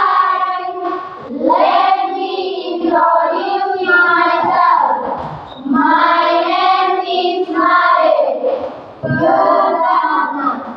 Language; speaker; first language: English; non-native, fluent; Indonesian